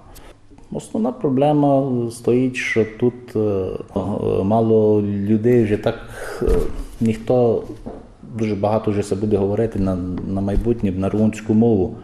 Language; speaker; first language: Ukrainian; early bilingual, heritage; Ukrainian